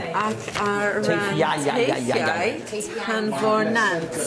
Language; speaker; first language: Welsh; non-native, learner; English